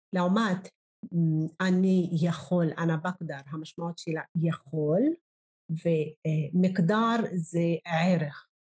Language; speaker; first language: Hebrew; non-native, local second language; Arabic